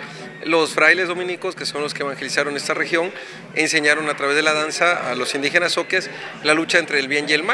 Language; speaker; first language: Spanish; native; Spanish